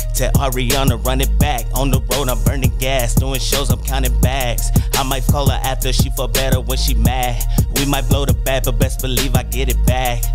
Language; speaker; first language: English; native; English